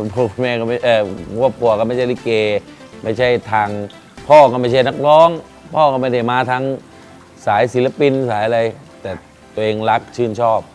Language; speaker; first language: Thai; native; Thai